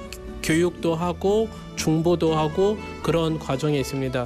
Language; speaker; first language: Korean; non-native, fluent; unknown